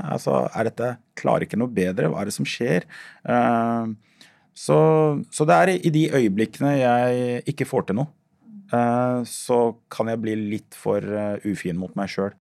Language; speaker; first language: Norwegian; early bilingual, other home language; Arabic